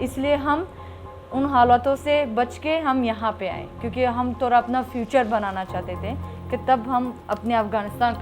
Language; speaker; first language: Hindi; non-native, fluent; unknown